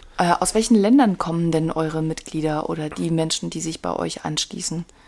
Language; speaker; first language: German; native; German